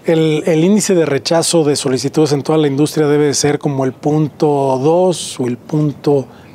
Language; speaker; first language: Spanish; native; Spanish